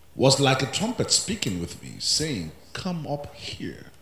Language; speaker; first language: English; non-native, local second language; Yoruba